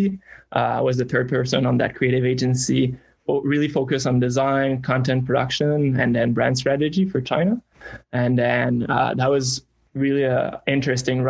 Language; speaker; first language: English; native; English